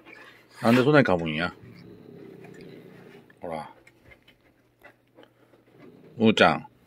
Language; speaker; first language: Japanese; native; Japanese